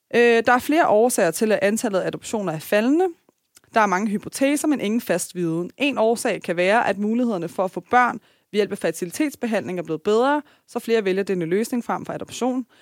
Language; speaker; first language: Danish; early bilingual, other home language; Persian